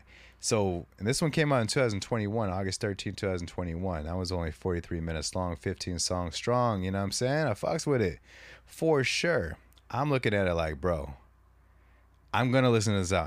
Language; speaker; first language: English; native; English